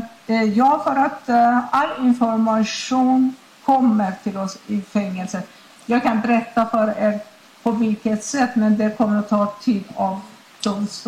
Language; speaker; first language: Swedish; non-native, fluent; Persian